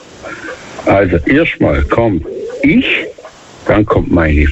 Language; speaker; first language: German; native; German